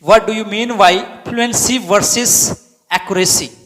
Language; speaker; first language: English; non-native, local second language; Hindi